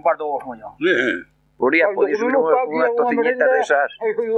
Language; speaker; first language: Spanish; non-native, local second language; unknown